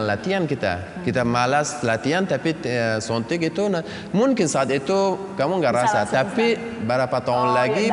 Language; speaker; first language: Indonesian; non-native, learner; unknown